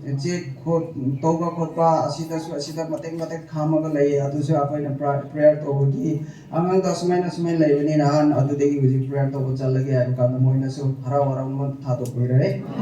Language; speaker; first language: Manipuri; non-native, local second language; Nepali